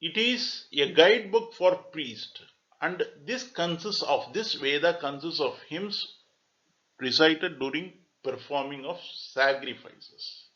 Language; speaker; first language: English; non-native, local second language; Tamil